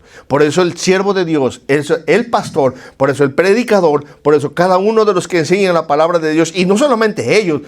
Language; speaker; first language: Spanish; native; Spanish